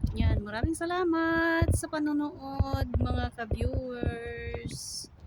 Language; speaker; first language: Filipino; native; Filipino